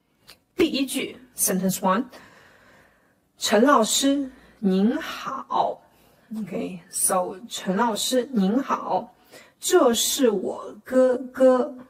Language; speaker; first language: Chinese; non-native, fluent; Khmer